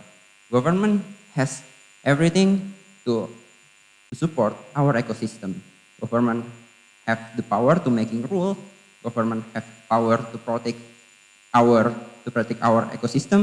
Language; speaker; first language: English; non-native, learner; Indonesian